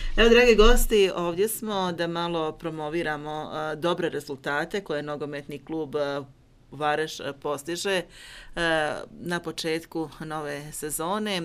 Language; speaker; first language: Croatian; native; Croatian